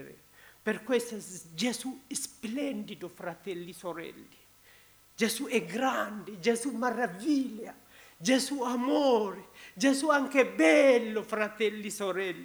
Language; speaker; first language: Italian; non-native, learner; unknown